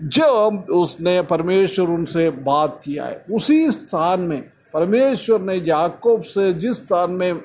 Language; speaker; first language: Hindi; non-native, local second language; Malayalam